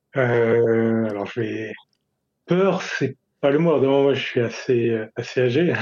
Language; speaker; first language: French; native; French